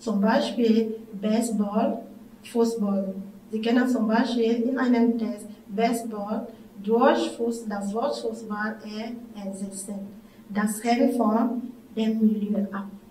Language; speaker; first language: German; non-native, fluent; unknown